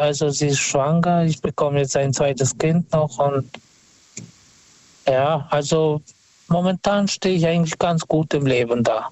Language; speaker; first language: German; non-native, fluent; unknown